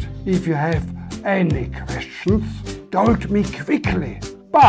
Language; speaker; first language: English; non-native, learner; German